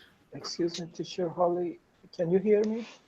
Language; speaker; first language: English; non-native, learner; Persian